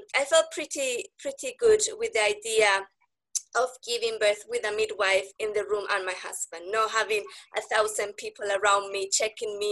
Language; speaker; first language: English; non-native, fluent; Spanish